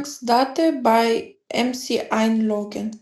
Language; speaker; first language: German; non-native, learner; Macedonian